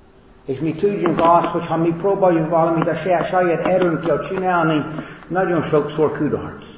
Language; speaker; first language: Hungarian; non-native, learner; English